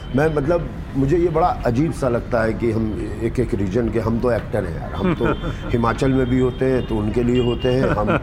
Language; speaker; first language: Hindi; native; Hindi